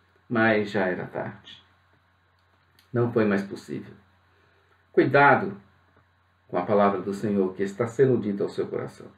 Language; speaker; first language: Portuguese; native; Portuguese